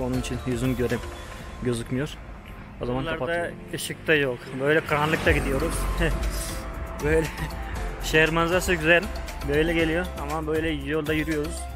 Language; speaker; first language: Turkish; non-native, fluent; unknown